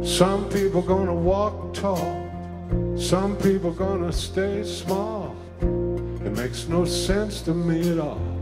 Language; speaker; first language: English; native; English